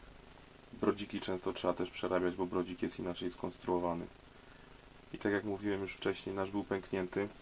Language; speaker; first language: Polish; native; Polish